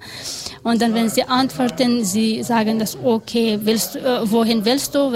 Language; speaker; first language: German; non-native, learner; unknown